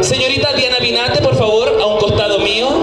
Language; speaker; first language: Spanish; native; Spanish